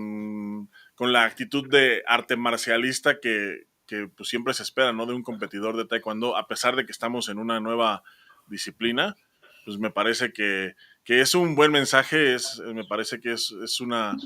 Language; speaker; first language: Spanish; native; Spanish